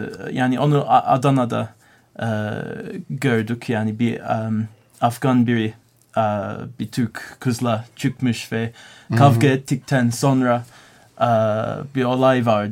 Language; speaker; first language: Turkish; non-native, learner; English